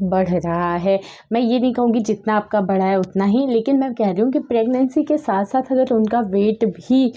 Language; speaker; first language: Hindi; native; Hindi